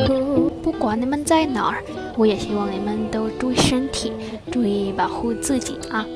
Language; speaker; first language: Chinese; non-native, fluent; Vietnamese